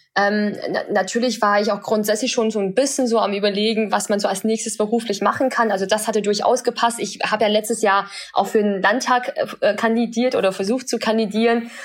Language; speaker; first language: German; early bilingual, other home language; Chinese